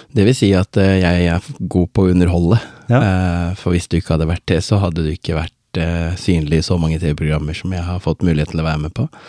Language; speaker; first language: Norwegian; early bilingual, other home language; Tamil